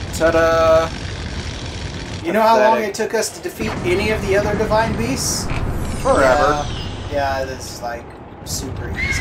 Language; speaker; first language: English; native; English